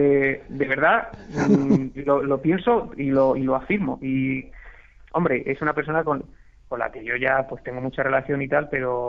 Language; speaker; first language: Spanish; native; Spanish